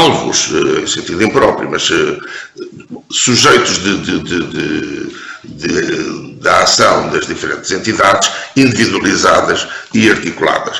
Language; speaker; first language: Portuguese; native; Portuguese